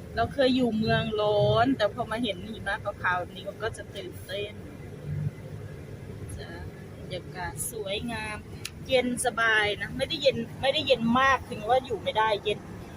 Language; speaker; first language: Thai; native; Thai